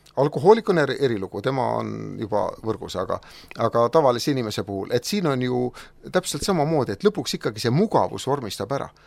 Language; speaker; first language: Estonian; native; Estonian